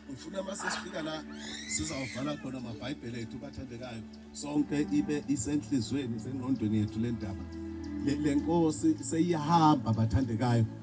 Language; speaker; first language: Zulu; non-native, local second language; Swati